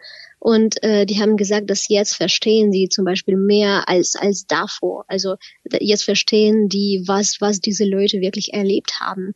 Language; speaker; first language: German; non-native, fluent; Ukrainian